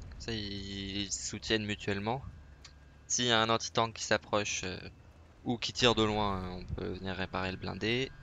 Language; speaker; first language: French; native; French